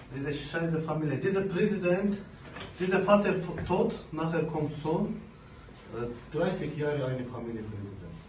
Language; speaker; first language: German; non-native, learner; Azerbaijani